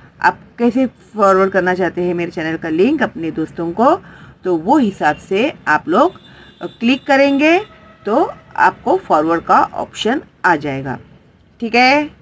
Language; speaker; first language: Hindi; non-native, local second language; Marathi